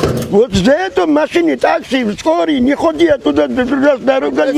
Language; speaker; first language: Russian; non-native, local second language; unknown